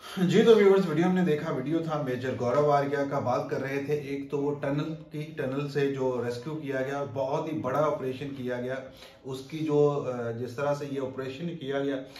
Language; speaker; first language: Urdu; native; Urdu